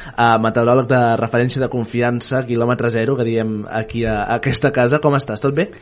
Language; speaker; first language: Catalan; native; Catalan